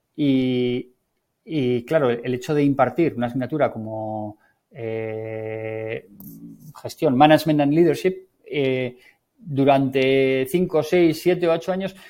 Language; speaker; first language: Spanish; native; Spanish